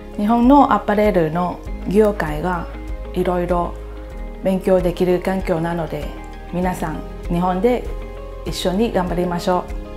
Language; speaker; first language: Japanese; non-native, fluent; Vietnamese